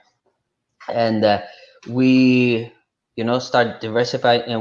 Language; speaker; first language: English; non-native, fluent; Russian